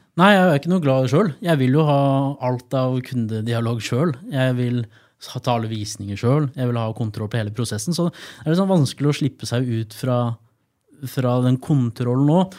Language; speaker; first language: Norwegian; native; Norwegian